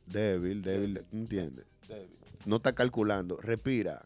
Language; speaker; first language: Spanish; early bilingual, heritage; Spanish